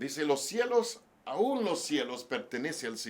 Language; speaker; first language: Spanish; non-native, learner; English